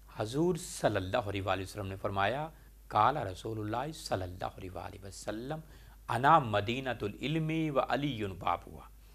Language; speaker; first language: Urdu; non-native, local second language; Punjabi